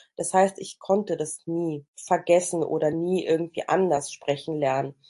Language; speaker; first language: German; early bilingual, other home language; Russian